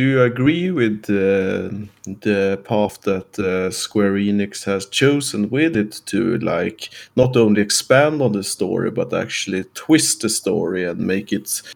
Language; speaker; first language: English; non-native, fluent; Swedish